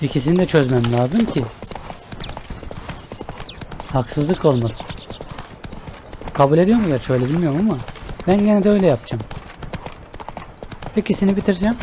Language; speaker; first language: Turkish; native; Turkish